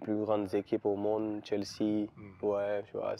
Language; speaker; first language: French; non-native, local second language; Wolof